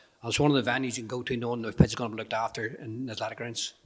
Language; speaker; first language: English; native; English